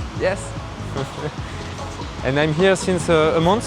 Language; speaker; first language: English; non-native, learner; French